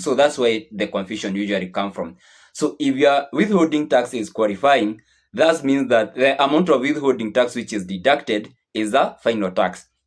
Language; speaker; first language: English; non-native, local second language; Swahili